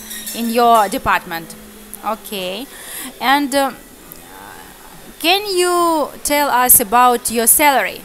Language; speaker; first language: English; non-native, learner; Russian